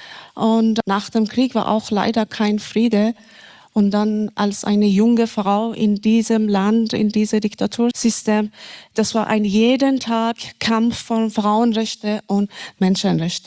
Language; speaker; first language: German; non-native, learner; Persian